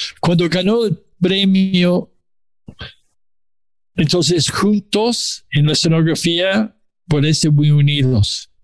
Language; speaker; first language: Spanish; non-native, learner; English